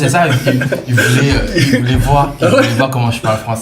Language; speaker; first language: French; non-native, fluent; Khmer